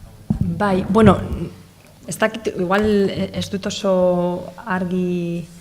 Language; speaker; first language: Basque; non-native, local second language; Spanish